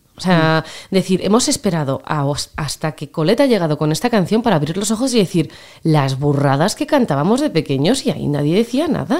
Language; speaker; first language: Spanish; native; Spanish